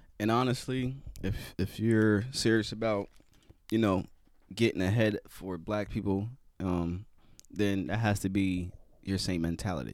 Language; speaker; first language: English; native; English